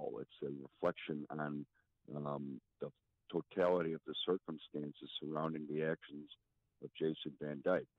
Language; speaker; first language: English; native; English